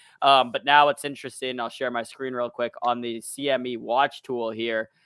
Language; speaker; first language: English; native; English